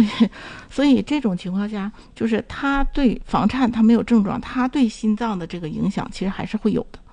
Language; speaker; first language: Chinese; native; Chinese